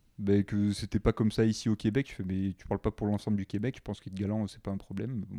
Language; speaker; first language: French; native; French